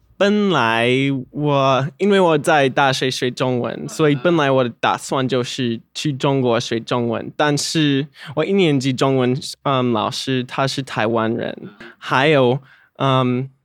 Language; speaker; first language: Chinese; non-native, learner; English